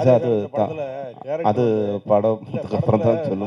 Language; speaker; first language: Tamil; non-native, learner; Malayalam